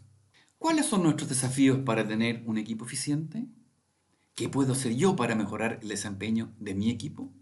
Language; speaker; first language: Spanish; native; Spanish